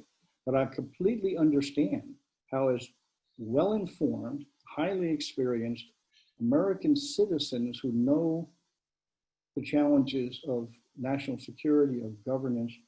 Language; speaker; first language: English; native; English